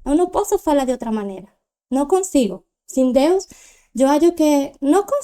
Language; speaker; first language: Portuguese; non-native, learner; Spanish